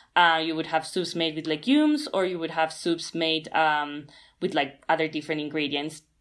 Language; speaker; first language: English; non-native, fluent; Spanish